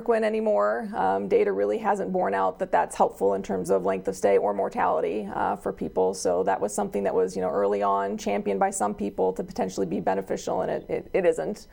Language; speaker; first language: English; native; English